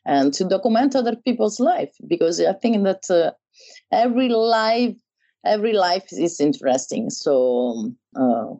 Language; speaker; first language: English; non-native, learner; Italian